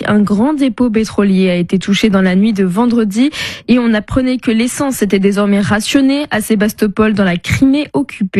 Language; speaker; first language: French; native; French